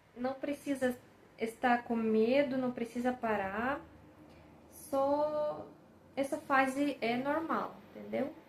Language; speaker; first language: Portuguese; non-native, fluent; Russian